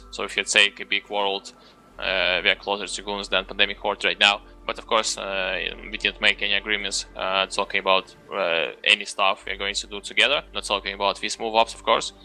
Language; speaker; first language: English; non-native, fluent; Russian